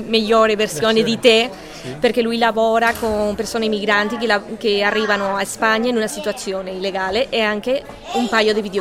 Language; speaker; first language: Italian; non-native, learner; Spanish